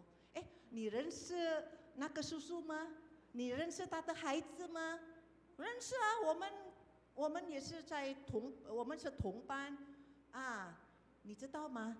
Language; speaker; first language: Chinese; non-native, fluent; Indonesian